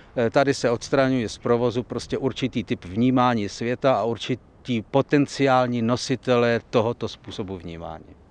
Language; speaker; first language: Czech; native; Czech